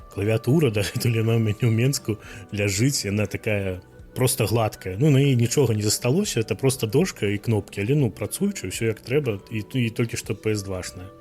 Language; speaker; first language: Belarusian; non-native, local second language; Russian